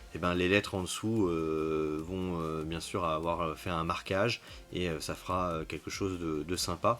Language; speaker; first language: French; native; French